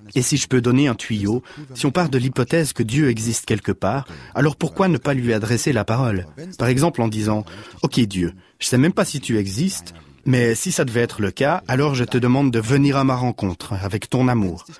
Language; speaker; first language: French; non-native, fluent; German